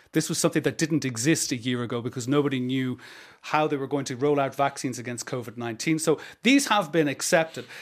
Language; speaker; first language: English; native; English